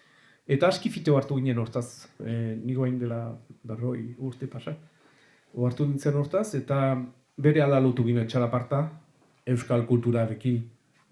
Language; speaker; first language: Basque; native; Basque